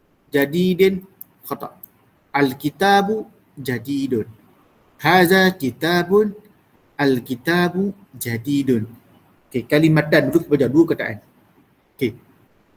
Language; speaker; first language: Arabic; non-native, fluent; Malay